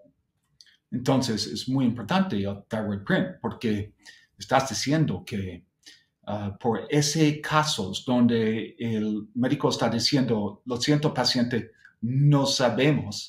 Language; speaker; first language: Spanish; non-native, fluent; English